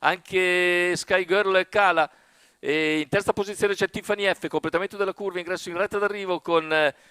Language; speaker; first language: Italian; native; Italian